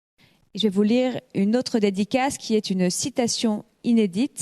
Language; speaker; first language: French; native; French